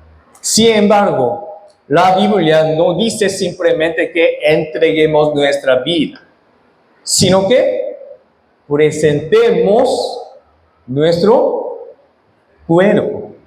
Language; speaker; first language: Spanish; non-native, fluent; Korean